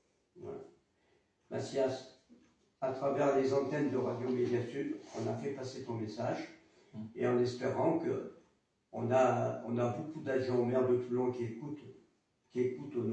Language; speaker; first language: French; native; French